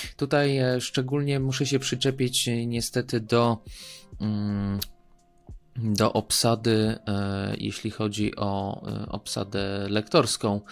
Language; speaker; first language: Polish; native; Polish